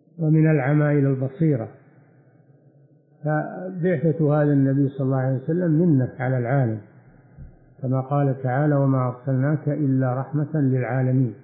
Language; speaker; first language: Arabic; native; Arabic